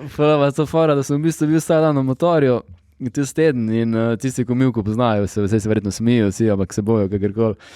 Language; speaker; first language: Slovenian; native; Slovenian